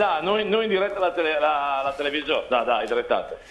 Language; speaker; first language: Romanian; non-native, learner; Italian